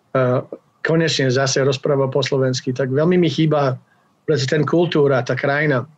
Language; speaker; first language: Slovak; non-native, fluent; English